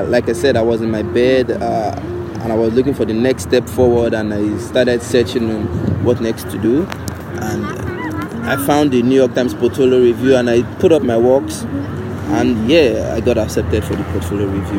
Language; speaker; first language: English; non-native, local second language; Yoruba